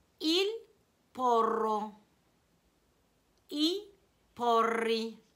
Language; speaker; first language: Italian; non-native, fluent; Arabic